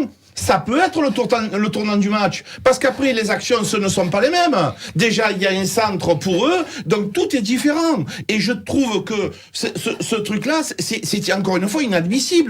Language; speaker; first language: French; native; French